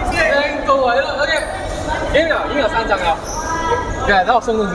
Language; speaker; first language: Chinese; early bilingual, heritage; Chinese